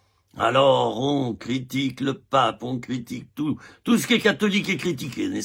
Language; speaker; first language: French; native; French